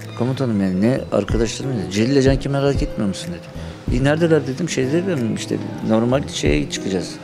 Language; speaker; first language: Turkish; native; Turkish